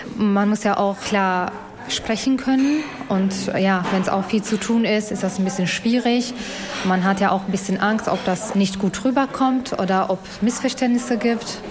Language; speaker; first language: German; non-native, fluent; Albanian